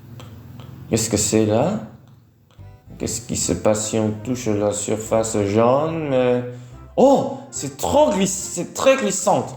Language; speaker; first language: French; non-native, learner; Vietnamese